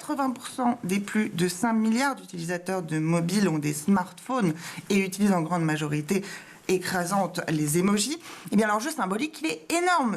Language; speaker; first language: French; native; French